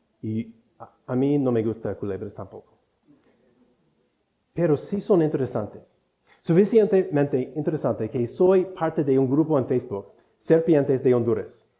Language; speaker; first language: Spanish; non-native, fluent; English